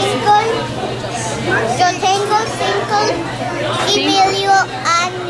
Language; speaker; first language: Spanish; early bilingual, heritage; Spanish